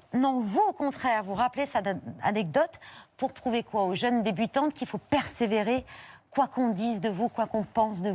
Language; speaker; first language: French; native; French